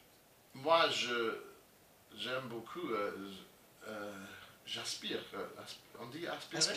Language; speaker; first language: French; non-native, learner; English